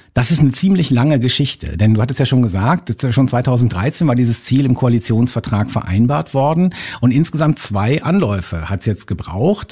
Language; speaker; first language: German; native; German